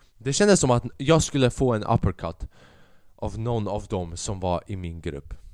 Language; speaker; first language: Swedish; early bilingual, other home language; Albanian